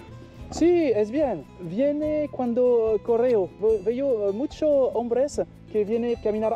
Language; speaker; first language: Spanish; non-native, learner; French